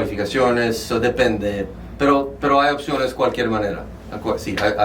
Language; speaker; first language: Spanish; early bilingual, heritage; Spanish